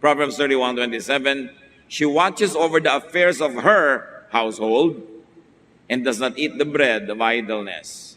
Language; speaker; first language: English; non-native, local second language; Filipino